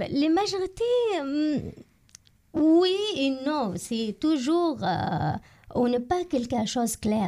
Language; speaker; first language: French; non-native, learner; Arabic